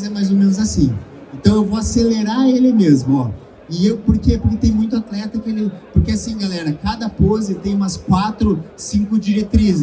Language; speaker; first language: Portuguese; native; Portuguese